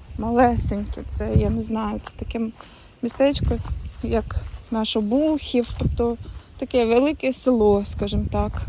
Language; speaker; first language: Ukrainian; native; Ukrainian